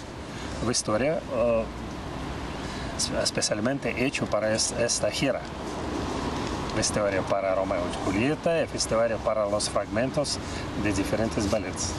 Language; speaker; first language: Spanish; non-native, learner; Russian